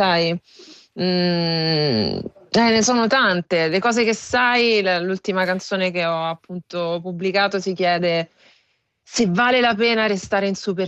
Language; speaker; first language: Italian; native; Italian